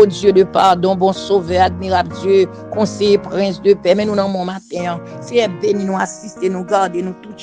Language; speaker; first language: French; non-native, local second language; Haitian Creole